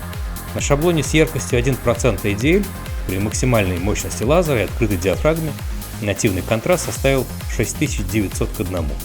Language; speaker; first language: Russian; native; Russian